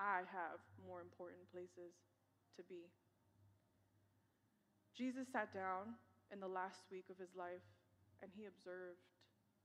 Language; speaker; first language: English; native; English